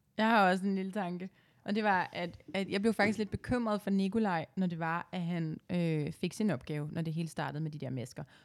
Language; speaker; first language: Danish; native; Danish